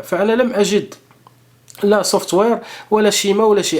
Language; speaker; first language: Arabic; native; Arabic